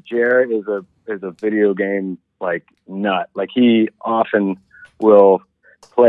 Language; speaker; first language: English; native; English